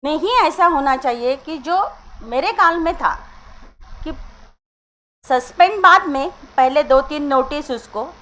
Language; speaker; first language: Hindi; non-native, local second language; Marathi